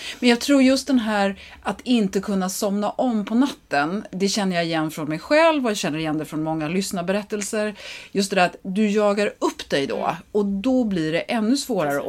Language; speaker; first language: Swedish; native; Swedish